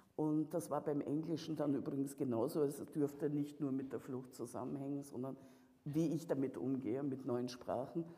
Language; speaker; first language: German; early bilingual, other home language; Russian